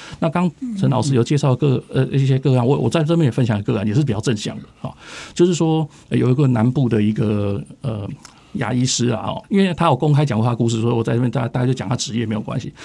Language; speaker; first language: Chinese; native; Chinese